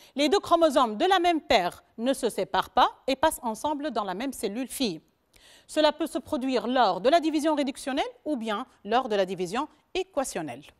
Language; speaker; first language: French; non-native, local second language; Arabic